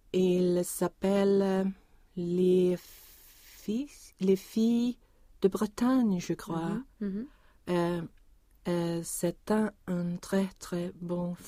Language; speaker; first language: French; non-native, learner; Swedish